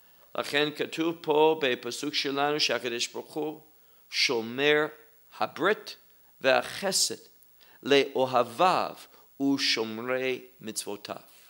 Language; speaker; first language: Hebrew; non-native, fluent; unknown